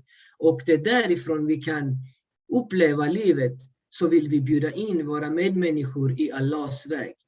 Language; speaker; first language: Swedish; early bilingual, other home language; Urdu